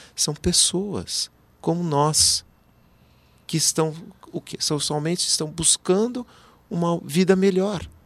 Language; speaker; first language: Portuguese; native; Portuguese